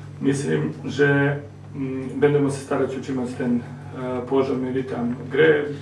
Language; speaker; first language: Polish; non-native, learner; Serbian